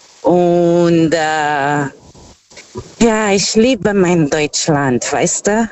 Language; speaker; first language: German; non-native, fluent; Portuguese